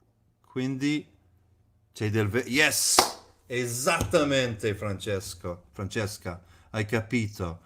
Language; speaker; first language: Italian; non-native, fluent; English